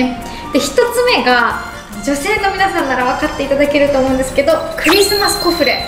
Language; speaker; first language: Japanese; native; Japanese